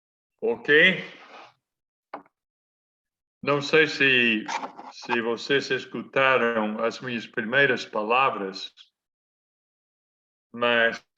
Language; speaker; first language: Portuguese; non-native, fluent; English